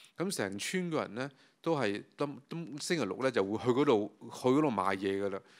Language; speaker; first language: Cantonese; native; Cantonese